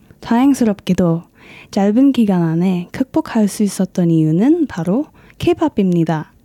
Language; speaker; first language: Korean; non-native, fluent; Indonesian